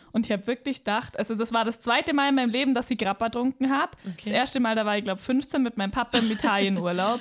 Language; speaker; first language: German; native; German